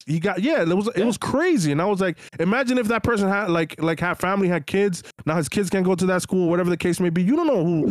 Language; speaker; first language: English; early bilingual, other home language; Spanish